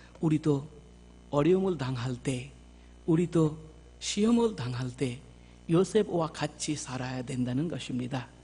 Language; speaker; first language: Korean; non-native, fluent; Bangla